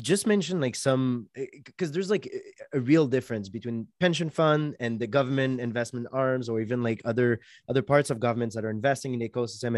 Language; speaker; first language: English; non-native, fluent; French